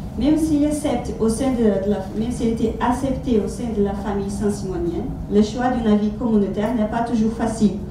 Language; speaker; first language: French; non-native, fluent; Portuguese